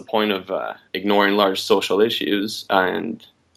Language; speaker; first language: English; native; English